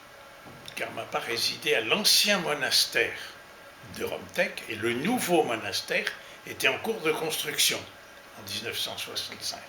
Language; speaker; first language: French; native; French